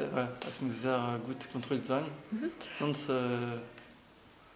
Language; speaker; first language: German; non-native, learner; French